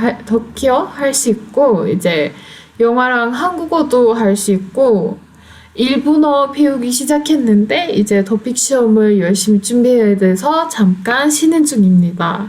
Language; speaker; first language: Korean; non-native, fluent; Turkish